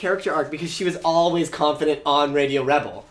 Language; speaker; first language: English; native; English